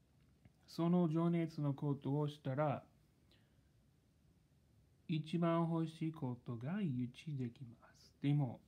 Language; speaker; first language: Japanese; non-native, learner; English